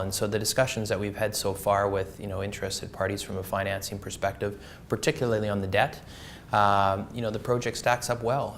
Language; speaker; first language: English; native; English